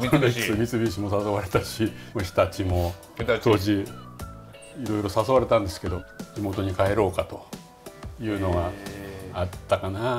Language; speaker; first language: Japanese; native; Japanese